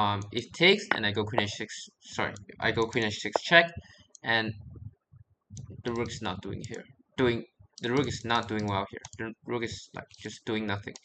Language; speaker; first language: English; non-native, fluent; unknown